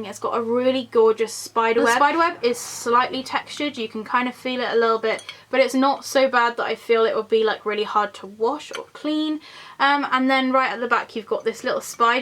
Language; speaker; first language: English; native; English